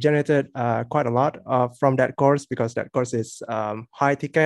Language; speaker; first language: English; non-native, local second language; Malay